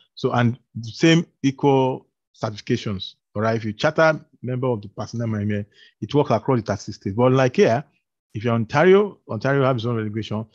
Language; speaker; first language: English; non-native, local second language; Yoruba